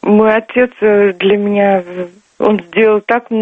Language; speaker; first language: Russian; non-native, local second language; Turkmen